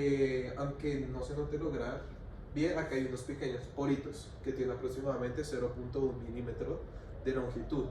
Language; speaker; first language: Spanish; native; Spanish